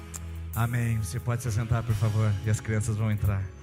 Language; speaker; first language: Portuguese; native; Portuguese